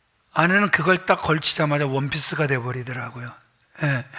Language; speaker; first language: Korean; native; Korean